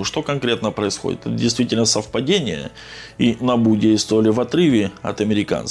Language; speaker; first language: Russian; native; Russian